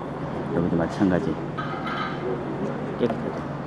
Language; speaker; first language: Korean; native; Korean